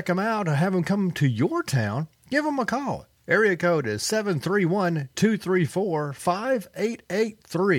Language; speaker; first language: English; native; English